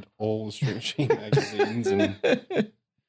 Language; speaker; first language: English; native; English